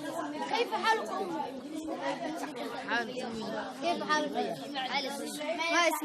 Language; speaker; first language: Arabic; non-native, learner; Somali